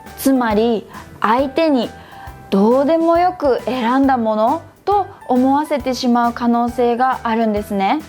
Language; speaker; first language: Japanese; native; Japanese